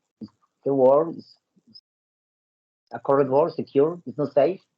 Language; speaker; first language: English; non-native, learner; Spanish